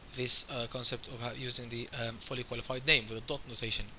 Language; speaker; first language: English; non-native, fluent; Arabic